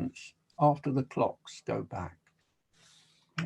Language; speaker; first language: English; native; English